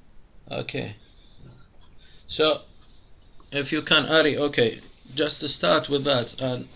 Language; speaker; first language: English; non-native, fluent; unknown